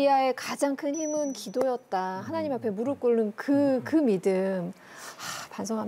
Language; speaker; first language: Korean; native; Korean